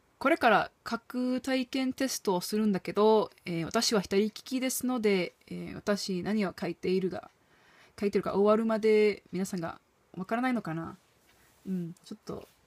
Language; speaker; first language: Japanese; non-native, fluent; English